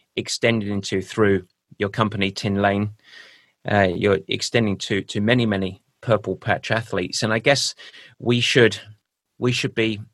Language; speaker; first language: English; native; English